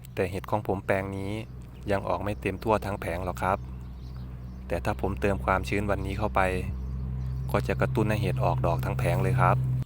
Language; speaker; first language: Thai; non-native, local second language; Northeastern Thai